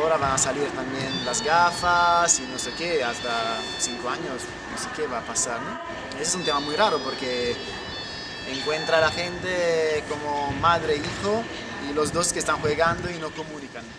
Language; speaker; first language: Spanish; non-native, learner; Italian